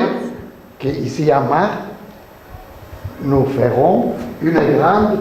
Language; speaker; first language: French; non-native, learner; Spanish